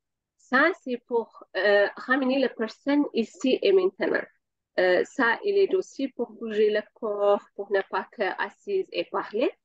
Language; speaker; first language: French; non-native, learner; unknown